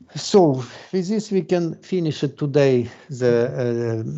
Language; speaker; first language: English; non-native, fluent; Ukrainian